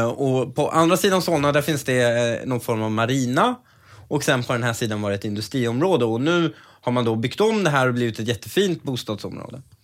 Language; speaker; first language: Swedish; early bilingual, other home language; Persian